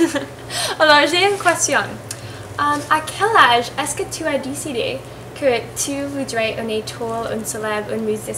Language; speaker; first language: French; non-native, learner; English